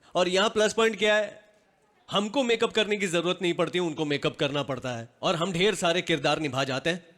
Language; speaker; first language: Hindi; non-native, local second language; Gujarati